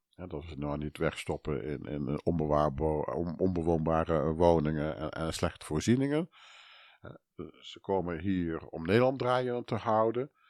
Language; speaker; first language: Dutch; native; Dutch